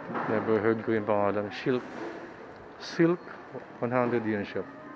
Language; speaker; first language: English; non-native, local second language; Filipino